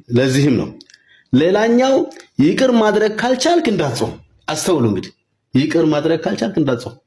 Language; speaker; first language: Amharic; native; Amharic